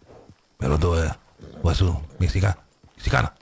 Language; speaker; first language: Spanish; non-native, learner; French